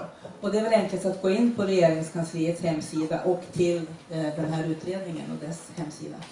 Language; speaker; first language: Swedish; native; Swedish